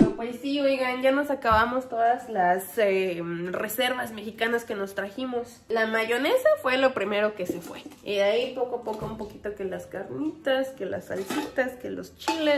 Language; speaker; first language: Spanish; native; Spanish